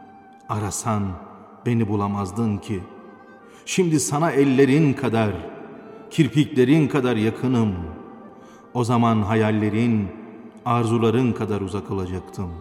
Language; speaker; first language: Turkish; native; Turkish